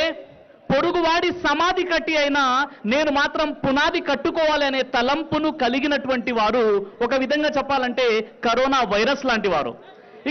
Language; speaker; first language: Telugu; native; Telugu